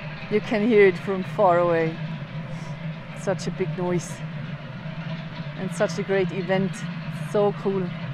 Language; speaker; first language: English; non-native, fluent; Swiss German